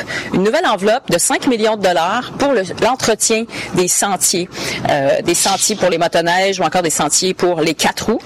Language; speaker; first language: French; native; French